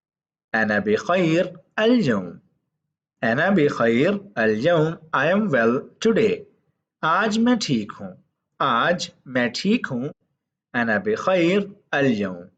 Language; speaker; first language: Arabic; non-native, fluent; Urdu